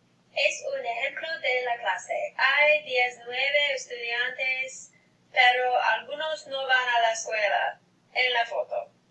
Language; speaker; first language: Spanish; non-native, learner; English